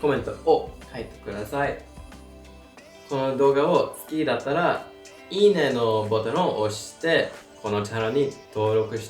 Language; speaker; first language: Japanese; non-native, learner; English